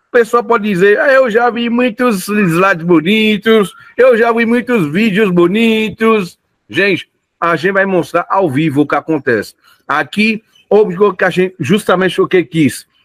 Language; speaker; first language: Portuguese; non-native, fluent; French